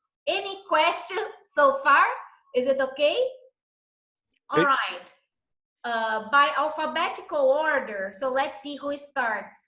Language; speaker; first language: English; non-native, fluent; Portuguese